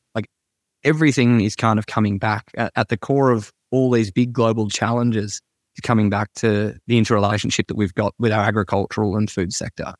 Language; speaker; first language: English; native; English